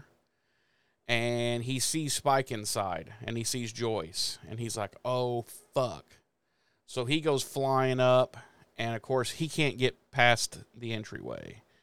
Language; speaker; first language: English; native; English